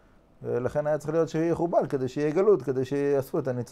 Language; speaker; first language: Hebrew; non-native, fluent; English